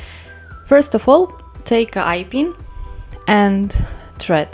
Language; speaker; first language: English; non-native, fluent; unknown